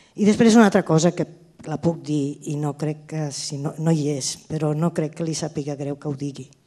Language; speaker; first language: Catalan; early bilingual, heritage; Catalan